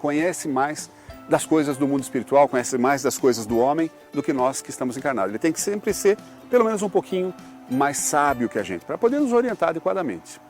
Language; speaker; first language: Portuguese; native; Portuguese